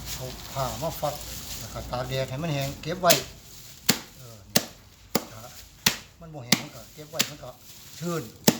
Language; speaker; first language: Thai; native; Thai